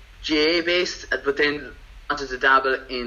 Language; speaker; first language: English; native; English